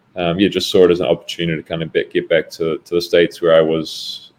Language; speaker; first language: English; native; English